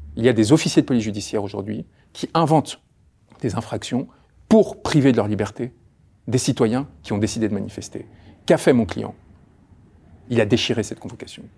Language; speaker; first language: French; early bilingual, other home language; Spanish